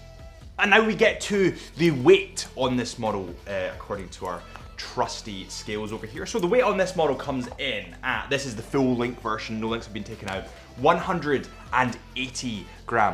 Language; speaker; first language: English; native; English